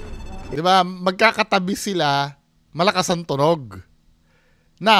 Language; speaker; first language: Filipino; native; Filipino